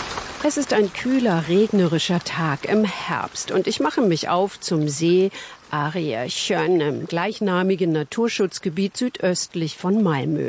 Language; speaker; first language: German; native; German